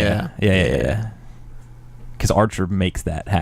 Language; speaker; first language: English; native; English